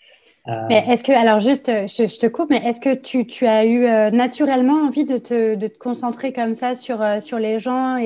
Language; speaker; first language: French; native; French